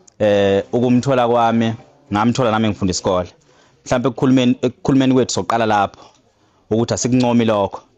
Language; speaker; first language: Zulu; native; Zulu